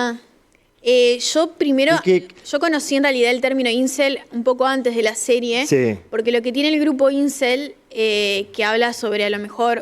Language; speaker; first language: Spanish; native; Spanish